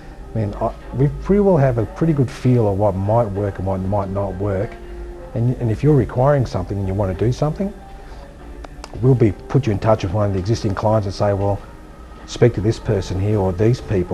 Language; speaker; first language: English; native; English